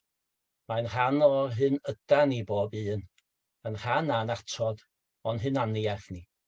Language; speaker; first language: Welsh; native; Welsh